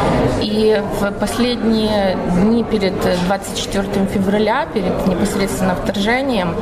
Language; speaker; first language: Russian; native; Russian